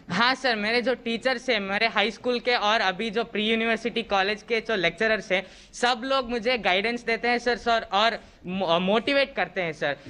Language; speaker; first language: Hindi; non-native, local second language; Kannada